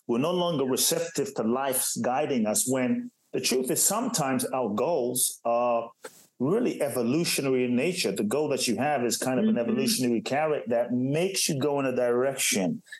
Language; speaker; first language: English; native; English